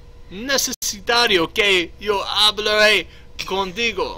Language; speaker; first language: Spanish; non-native, learner; English